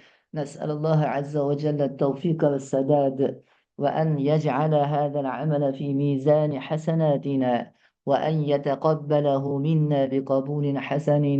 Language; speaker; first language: Arabic; non-native, fluent; Uzbek